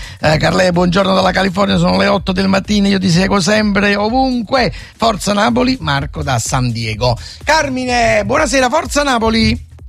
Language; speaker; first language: Italian; native; Italian